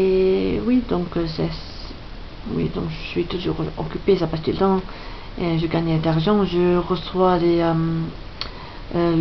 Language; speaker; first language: French; non-native, fluent; English